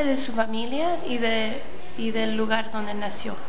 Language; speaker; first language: Spanish; early bilingual, other home language; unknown